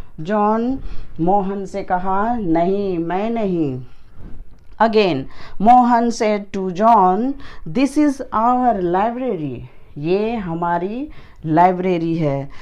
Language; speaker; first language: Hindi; native; Hindi